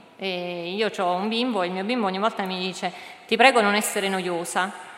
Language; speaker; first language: Italian; native; Italian